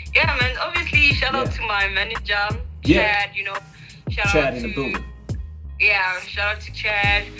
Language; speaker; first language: English; non-native, local second language; Zulu